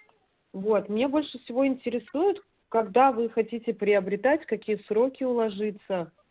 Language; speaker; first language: Russian; native; Russian